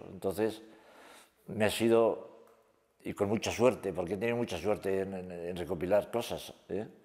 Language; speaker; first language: Spanish; native; Spanish